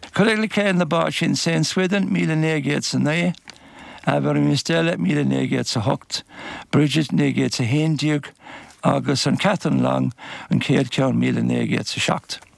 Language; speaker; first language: Irish; native; Irish